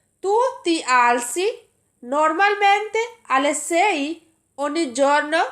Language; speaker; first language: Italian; non-native, fluent; Urdu